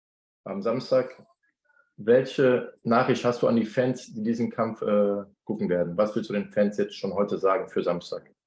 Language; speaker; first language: German; native; German